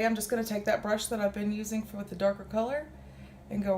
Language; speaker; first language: English; native; English